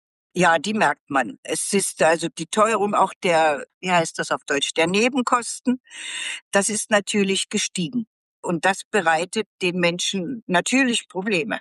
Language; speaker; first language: German; native; German